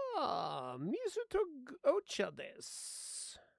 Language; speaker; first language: Japanese; non-native, learner; English